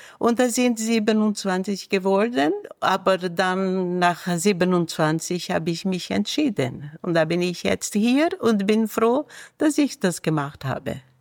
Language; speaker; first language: German; non-native, fluent; Portuguese